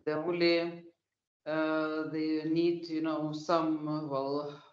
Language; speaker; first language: English; non-native, fluent; Lithuanian